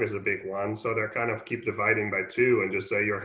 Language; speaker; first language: English; non-native, fluent; Dutch